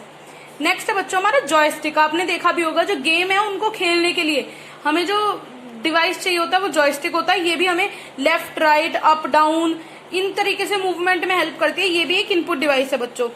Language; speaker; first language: Hindi; native; Hindi